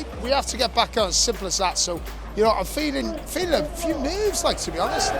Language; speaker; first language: English; native; English